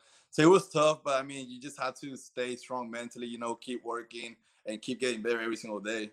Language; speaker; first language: English; early bilingual, other home language; Spanish